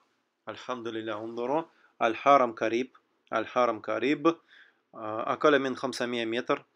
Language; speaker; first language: Arabic; non-native, learner; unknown